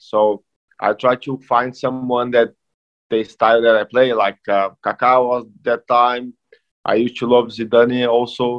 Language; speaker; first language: English; non-native, fluent; Portuguese